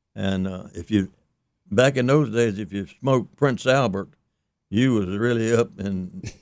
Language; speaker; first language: English; native; English